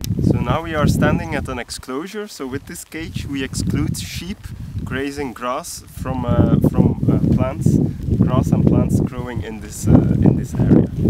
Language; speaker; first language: English; non-native, fluent; Dutch